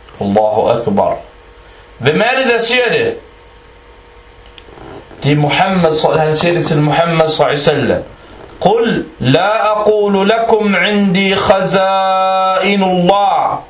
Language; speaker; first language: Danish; non-native, fluent; Arabic